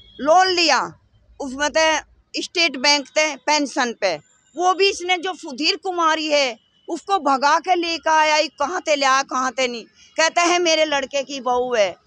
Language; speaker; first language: Hindi; native; Hindi